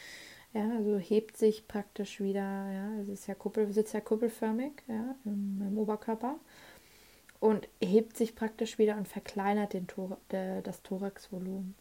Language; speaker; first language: German; native; German